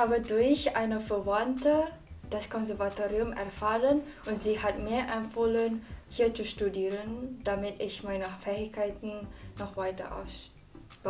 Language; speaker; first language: German; non-native, learner; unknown